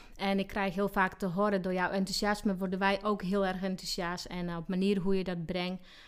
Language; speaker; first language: Dutch; non-native, fluent; Slovak